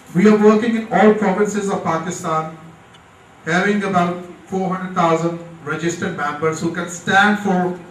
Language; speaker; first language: English; non-native, local second language; Urdu